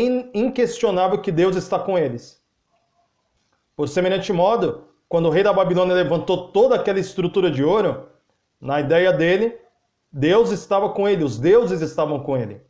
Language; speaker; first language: Portuguese; native; Portuguese